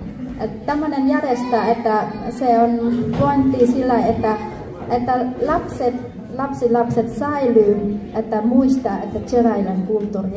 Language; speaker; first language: Finnish; non-native, fluent; Jarai